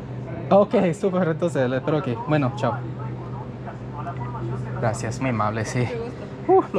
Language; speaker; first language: Spanish; non-native, fluent; English